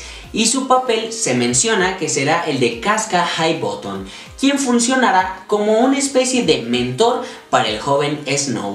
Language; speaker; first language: Spanish; native; Spanish